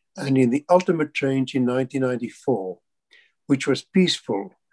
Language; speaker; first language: English; non-native, local second language; Afrikaans